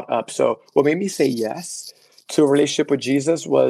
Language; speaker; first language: English; early bilingual, other home language; Spanish